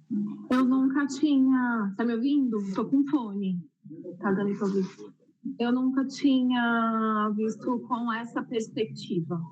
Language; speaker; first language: Portuguese; native; Portuguese